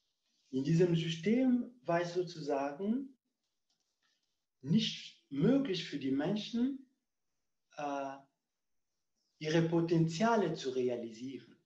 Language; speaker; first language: German; non-native, fluent; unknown